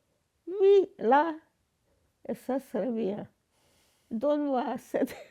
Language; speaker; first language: French; non-native, learner; Hungarian